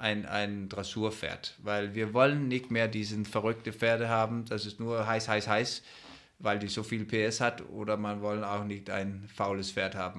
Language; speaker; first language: German; non-native, fluent; Danish